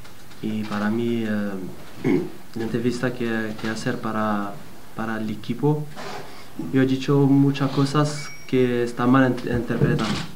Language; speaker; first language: Spanish; non-native, learner; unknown